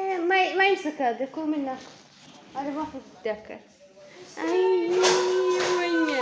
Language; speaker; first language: Arabic; non-native, learner; Amharic